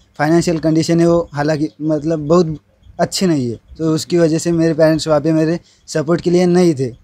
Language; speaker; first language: Hindi; non-native, local second language; Marathi